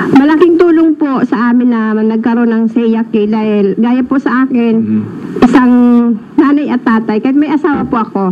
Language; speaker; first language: Filipino; native; Filipino